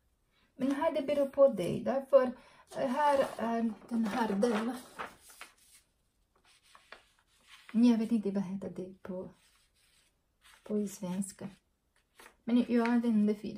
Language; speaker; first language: Swedish; non-native, learner; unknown